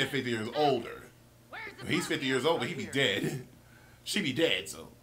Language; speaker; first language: English; native; English